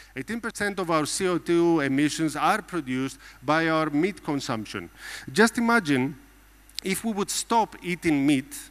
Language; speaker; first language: English; non-native, fluent; Greek